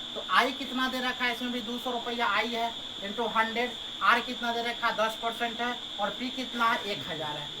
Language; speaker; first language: Hindi; native; Hindi